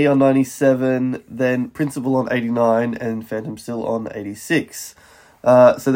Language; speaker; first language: English; native; English